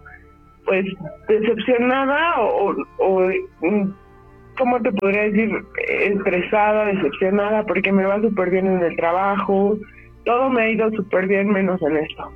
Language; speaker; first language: Spanish; native; Spanish